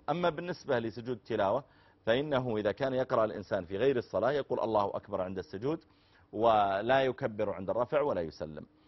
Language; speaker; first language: Arabic; native; Arabic